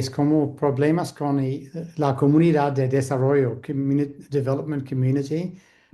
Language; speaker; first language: Spanish; non-native, fluent; English